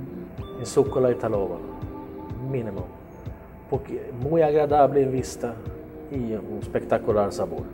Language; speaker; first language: Spanish; non-native, learner; Swedish